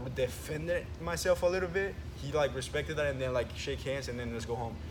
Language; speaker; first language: English; early bilingual, other home language; Spanish